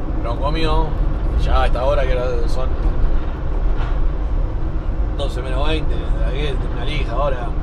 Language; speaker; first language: Spanish; native; Spanish